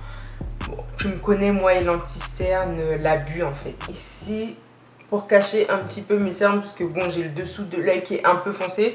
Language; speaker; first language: French; native; French